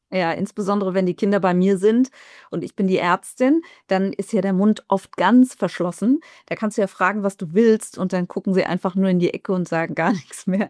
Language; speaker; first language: German; native; German